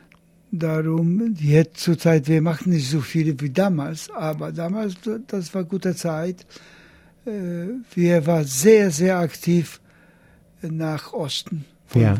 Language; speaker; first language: German; non-native, learner; Polish